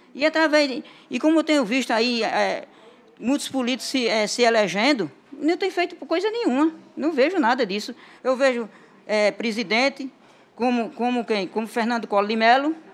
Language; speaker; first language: Portuguese; native; Portuguese